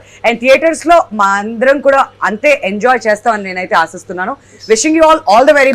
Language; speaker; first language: Telugu; native; Telugu